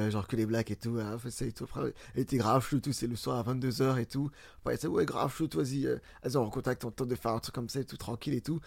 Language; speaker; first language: French; early bilingual, other home language; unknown